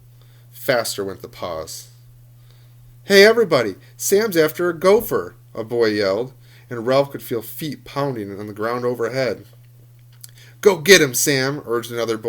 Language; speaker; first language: English; native; English